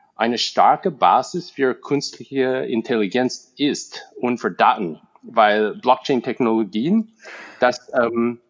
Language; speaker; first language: German; non-native, fluent; English